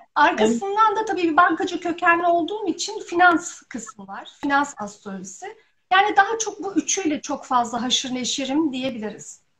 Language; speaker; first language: Turkish; early bilingual, heritage; Turkish